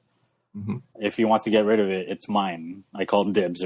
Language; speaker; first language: English; native; English